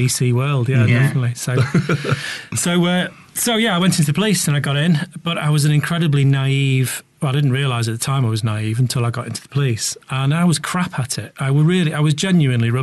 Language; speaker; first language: English; native; English